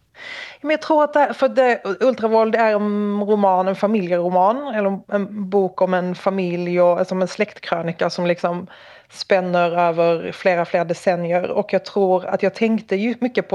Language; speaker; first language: Swedish; native; Swedish